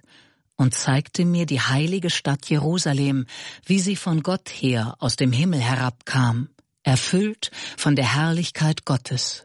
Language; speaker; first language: German; native; German